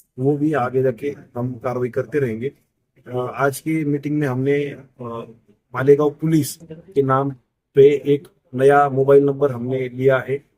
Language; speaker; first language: Hindi; non-native, local second language; Marathi